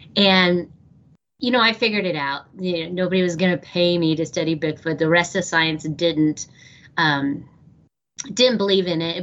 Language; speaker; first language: English; native; English